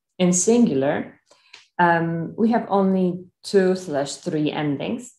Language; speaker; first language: English; non-native, fluent; Polish